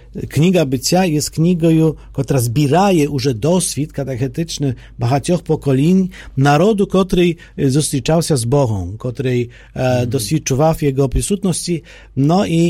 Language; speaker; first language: Polish; non-native, fluent; Ukrainian